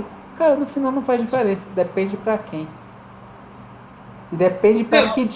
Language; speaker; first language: Portuguese; native; Portuguese